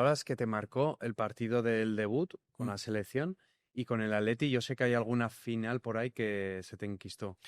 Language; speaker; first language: Spanish; native; Spanish